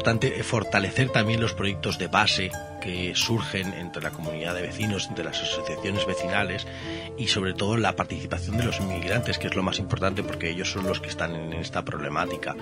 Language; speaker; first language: Spanish; native; Spanish